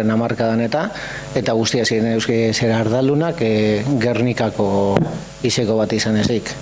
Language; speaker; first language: Basque; non-native, local second language; Spanish